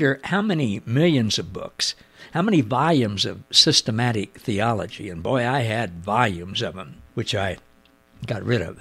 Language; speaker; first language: English; native; English